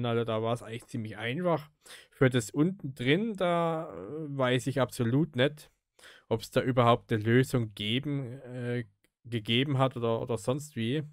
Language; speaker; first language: German; native; German